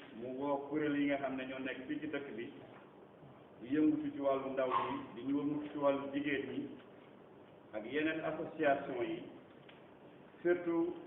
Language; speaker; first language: Wolof; native; Wolof